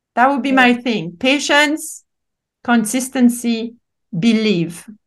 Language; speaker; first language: English; non-native, fluent; French